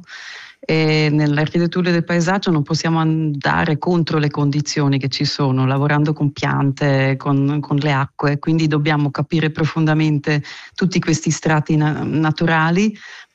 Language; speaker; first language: Italian; non-native, local second language; German